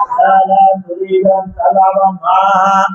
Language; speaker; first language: Arabic; non-native, fluent; Bangla